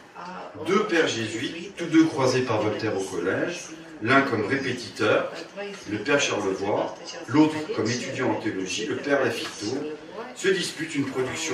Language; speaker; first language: French; native; French